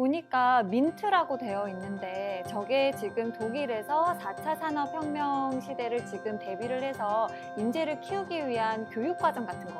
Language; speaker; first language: Korean; native; Korean